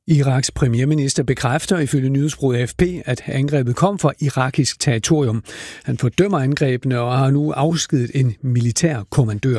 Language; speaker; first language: Danish; native; Danish